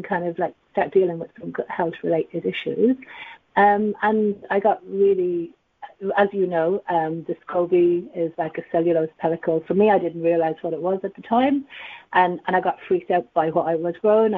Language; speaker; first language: English; native; English